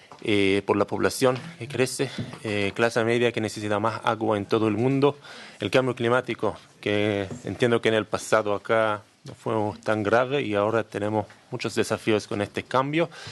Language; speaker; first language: Spanish; non-native, learner; Hebrew